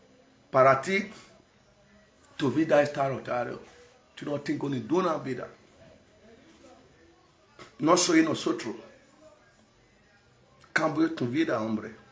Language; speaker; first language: Spanish; non-native, learner; Bini